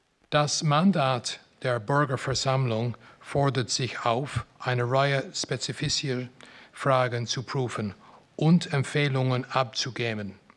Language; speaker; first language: German; non-native, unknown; English